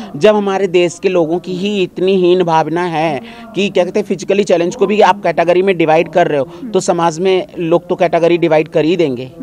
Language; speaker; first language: Hindi; native; Hindi